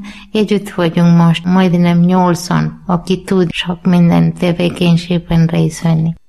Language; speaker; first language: Hungarian; non-native, learner; Malayalam